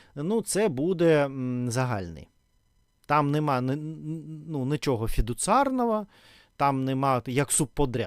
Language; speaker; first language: Ukrainian; non-native, learner; Russian